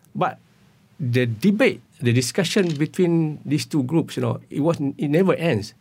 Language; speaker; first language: English; non-native, local second language; Malay